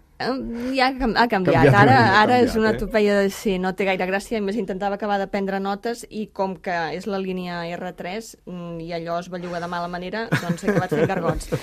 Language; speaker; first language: Catalan; native; Catalan